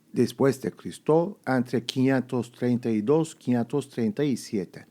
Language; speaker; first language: Spanish; non-native, fluent; Turkish